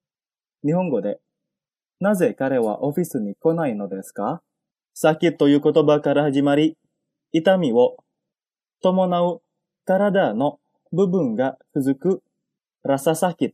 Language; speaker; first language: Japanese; non-native, fluent; Indonesian